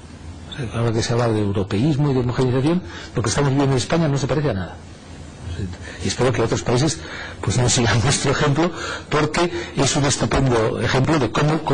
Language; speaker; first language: Spanish; native; Spanish